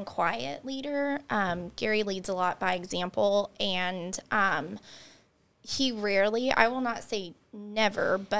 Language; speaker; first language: English; native; English